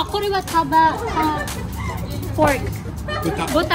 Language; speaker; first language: Japanese; non-native, learner; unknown